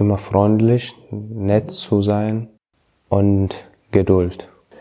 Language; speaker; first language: German; non-native, learner; Arabic